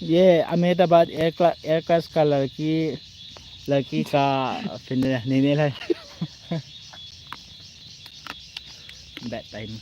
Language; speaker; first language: Hindi; non-native, local second language; Thado Chin